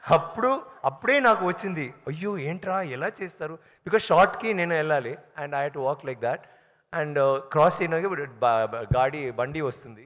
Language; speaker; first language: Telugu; non-native, learner; Tamil